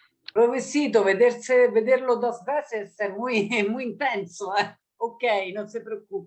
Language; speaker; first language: Spanish; non-native, learner; Italian